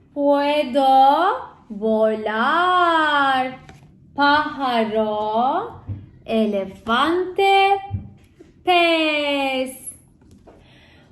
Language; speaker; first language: Spanish; non-native, learner; Turkish